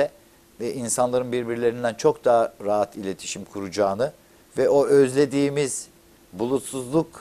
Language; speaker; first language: Turkish; native; Turkish